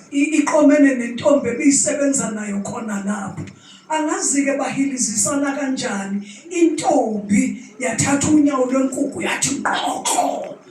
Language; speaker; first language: Zulu; native; Zulu